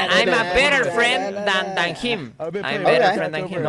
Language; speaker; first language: English; non-native, learner; Spanish